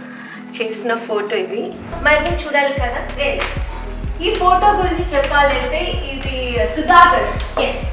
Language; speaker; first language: Telugu; non-native, learner; Malayalam